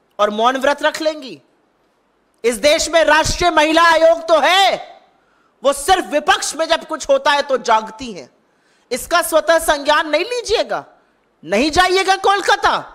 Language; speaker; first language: Hindi; native; Hindi